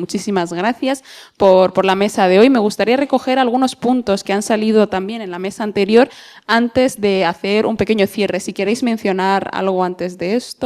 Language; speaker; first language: Spanish; native; Spanish